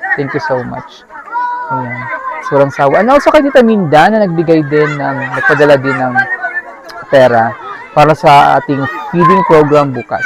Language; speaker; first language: Filipino; native; Filipino